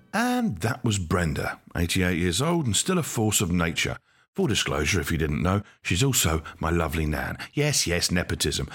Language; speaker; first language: English; native; English